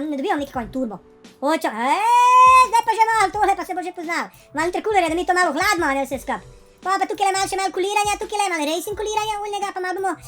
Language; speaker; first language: Slovenian; native; Slovenian